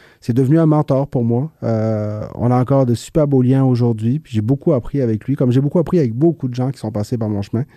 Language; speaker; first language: French; early bilingual, other home language; Spanish